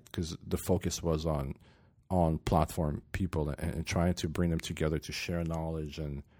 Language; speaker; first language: English; non-native, fluent; Ukrainian